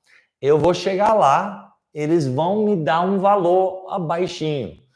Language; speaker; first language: Portuguese; non-native, fluent; English